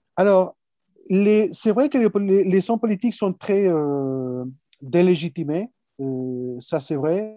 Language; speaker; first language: French; non-native, fluent; Spanish